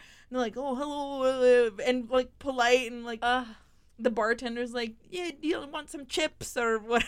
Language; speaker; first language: English; native; English